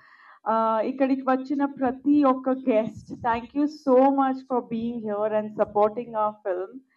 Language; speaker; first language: Telugu; non-native, local second language; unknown